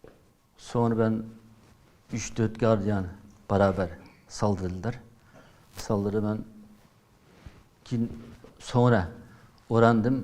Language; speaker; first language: Turkish; non-native, learner; Uyghur